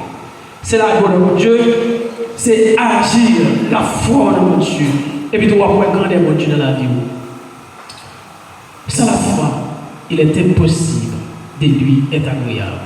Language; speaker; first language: French; non-native, local second language; Haitian Creole